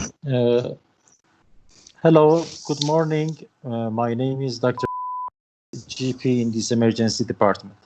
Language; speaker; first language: English; non-native, learner; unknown